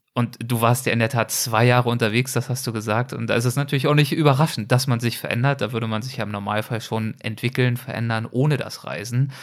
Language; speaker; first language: German; native; German